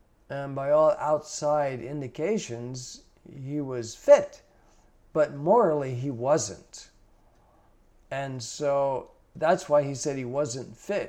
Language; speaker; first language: English; native; English